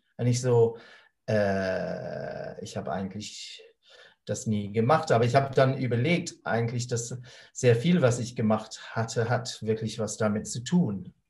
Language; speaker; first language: German; non-native, fluent; English